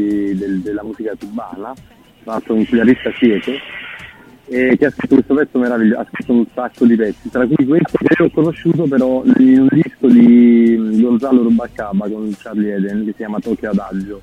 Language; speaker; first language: Italian; native; Italian